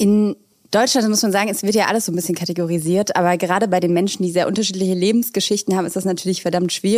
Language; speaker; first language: German; native; German